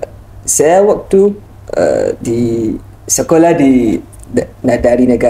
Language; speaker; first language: Indonesian; non-native, learner; Hausa